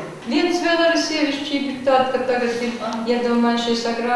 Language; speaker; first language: Latvian; native; Latvian